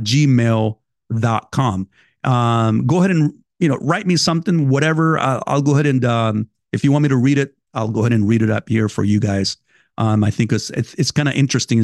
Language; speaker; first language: English; non-native, fluent; Spanish